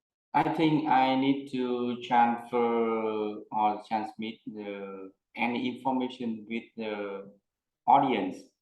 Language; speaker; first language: English; non-native, learner; Vietnamese